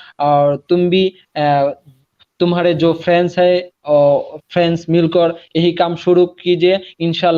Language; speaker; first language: Hindi; non-native, learner; Bangla